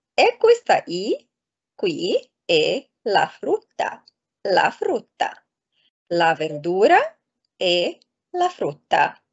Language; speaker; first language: Italian; non-native, fluent; Arabic